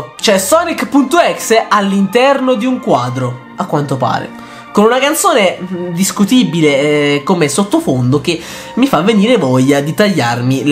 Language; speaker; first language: Italian; native; Italian